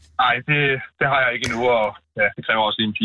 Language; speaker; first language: Danish; native; Danish